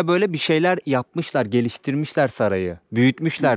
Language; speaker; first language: Turkish; native; Turkish